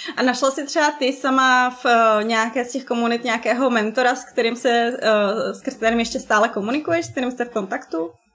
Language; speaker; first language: Czech; native; Czech